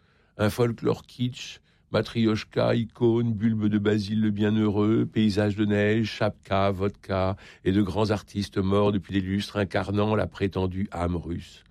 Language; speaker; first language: French; native; French